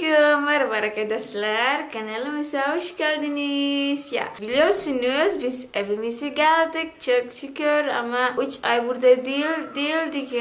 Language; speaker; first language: Turkish; non-native, learner; Indonesian